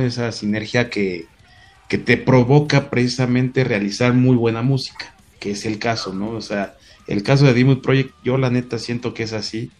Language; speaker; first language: Spanish; native; Spanish